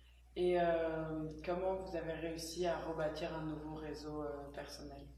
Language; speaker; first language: French; native; French